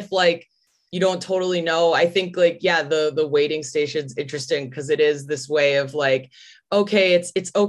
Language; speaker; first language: English; native; English